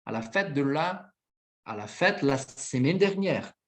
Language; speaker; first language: French; non-native, fluent; Portuguese